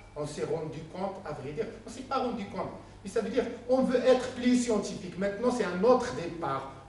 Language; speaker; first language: French; non-native, local second language; Arabic